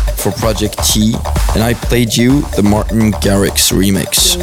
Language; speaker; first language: English; non-native, fluent; Swedish